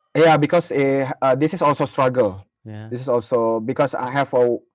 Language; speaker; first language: English; non-native, learner; Indonesian